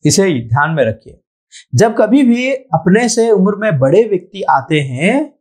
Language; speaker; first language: Hindi; non-native, local second language; Telugu